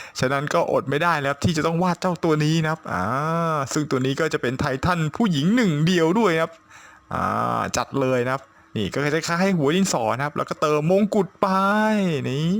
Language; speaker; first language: Thai; native; Thai